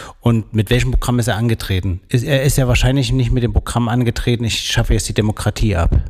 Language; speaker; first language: German; native; German